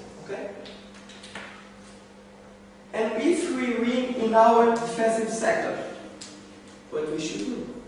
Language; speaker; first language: English; non-native, learner; Portuguese